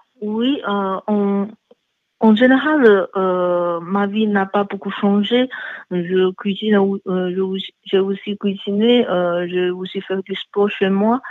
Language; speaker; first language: French; non-native, learner; Chinese